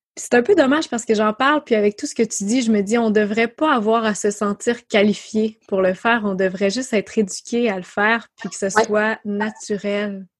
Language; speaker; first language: French; native; French